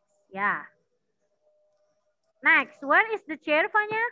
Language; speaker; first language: English; non-native, learner; Indonesian